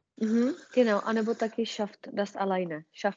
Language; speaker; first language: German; non-native, fluent; Czech